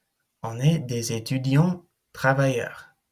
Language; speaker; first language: French; non-native, fluent; English